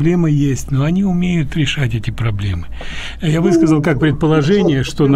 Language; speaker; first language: Russian; native; Russian